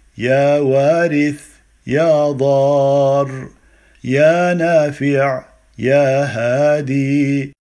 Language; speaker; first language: Arabic; non-native, fluent; Turkish